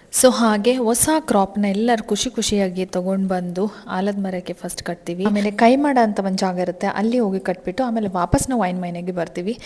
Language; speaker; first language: Kannada; non-native, local second language; Kodava